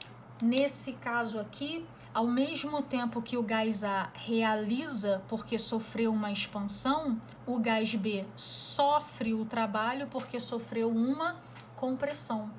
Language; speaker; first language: Portuguese; native; Portuguese